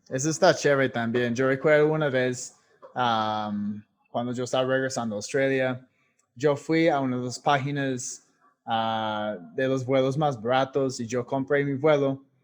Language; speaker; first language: Spanish; non-native, fluent; English